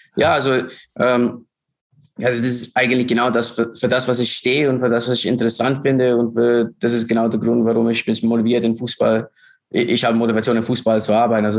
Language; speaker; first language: German; non-native, fluent; English